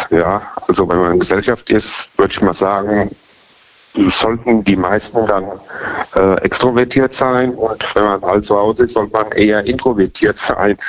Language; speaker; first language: German; native; German